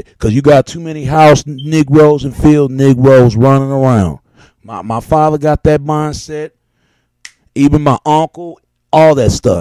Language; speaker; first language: English; native; English